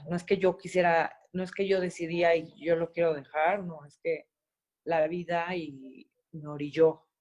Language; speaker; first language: Spanish; native; Spanish